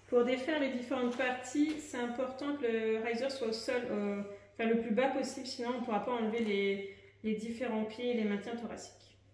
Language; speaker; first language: French; native; French